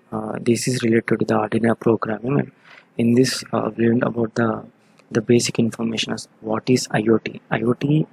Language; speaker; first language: English; non-native, local second language; Telugu